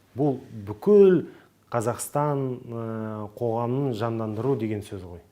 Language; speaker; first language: Kazakh; non-native, local second language; Russian